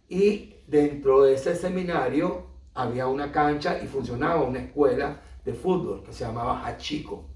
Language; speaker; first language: Spanish; native; Spanish